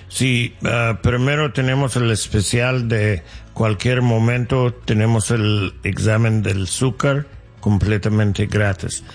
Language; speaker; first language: Spanish; non-native, fluent; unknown